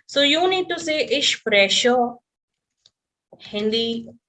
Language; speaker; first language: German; non-native, fluent; Hindi